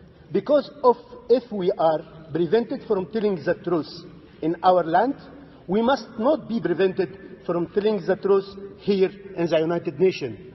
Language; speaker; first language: English; non-native, fluent; Arabic